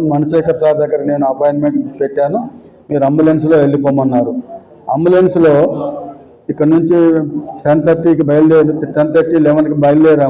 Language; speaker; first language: Telugu; native; Telugu